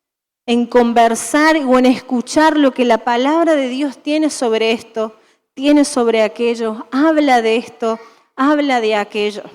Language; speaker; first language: Spanish; native; Spanish